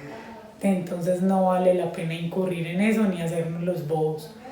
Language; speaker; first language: Spanish; native; Spanish